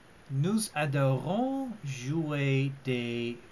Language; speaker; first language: French; non-native, learner; English